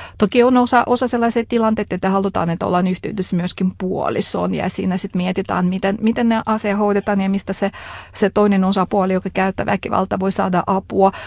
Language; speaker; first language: Finnish; non-native, fluent; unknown